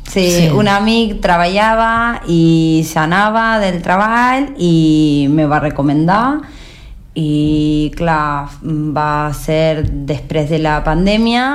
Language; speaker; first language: Catalan; non-native, learner; Spanish